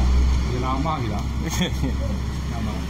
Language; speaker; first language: Indonesian; non-native, local second language; Javanese